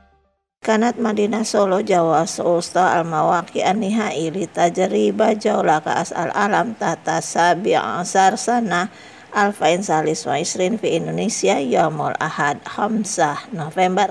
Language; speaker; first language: Arabic; non-native, fluent; Indonesian